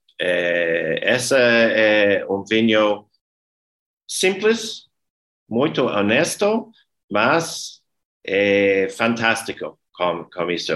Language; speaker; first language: Portuguese; non-native, learner; English